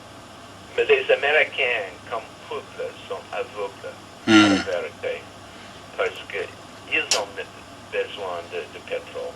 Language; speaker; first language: French; non-native, fluent; English